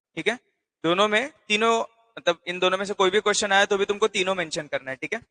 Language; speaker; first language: Hindi; non-native, local second language; Marathi